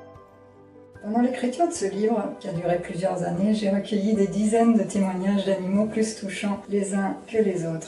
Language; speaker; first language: French; native; French